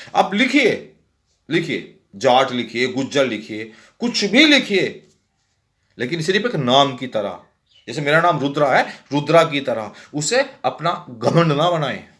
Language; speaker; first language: Hindi; native; Hindi